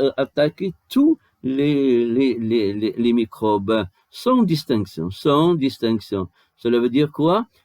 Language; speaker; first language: French; non-native, local second language; Arabic